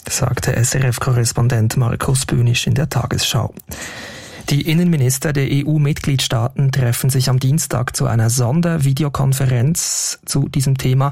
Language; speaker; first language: German; native; German